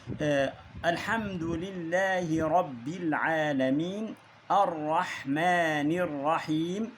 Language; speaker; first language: Turkish; non-native, learner; Arabic